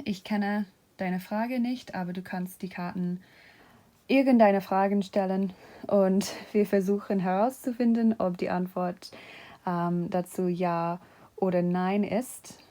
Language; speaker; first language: German; non-native, fluent; English